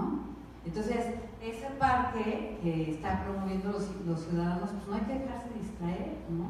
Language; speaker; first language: Spanish; native; Spanish